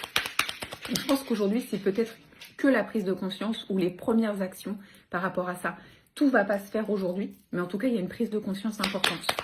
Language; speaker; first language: French; native; French